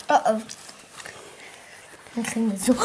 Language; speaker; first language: German; native; German